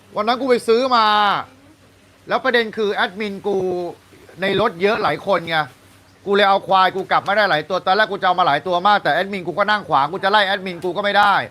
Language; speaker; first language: Thai; native; Thai